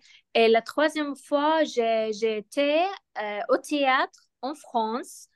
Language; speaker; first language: French; non-native, learner; Arabic